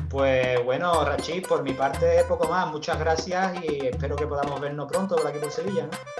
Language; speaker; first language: Spanish; native; Spanish